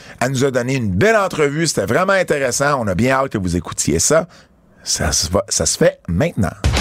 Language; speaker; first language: French; native; French